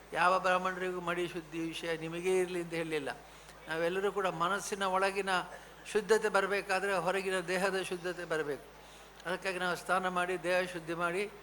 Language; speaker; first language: Kannada; non-native, local second language; Tulu